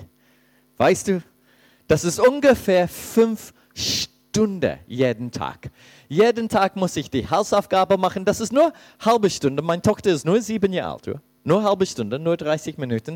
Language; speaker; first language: German; non-native, fluent; English